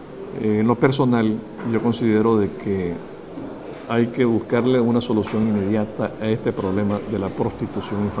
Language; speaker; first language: Spanish; native; Spanish